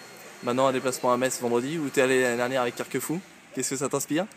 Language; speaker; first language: French; native; French